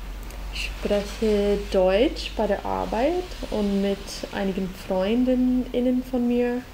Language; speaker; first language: German; non-native, fluent; English